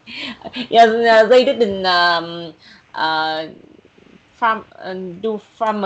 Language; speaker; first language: English; non-native, learner; Vietnamese